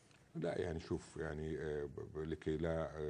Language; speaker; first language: Arabic; native; Arabic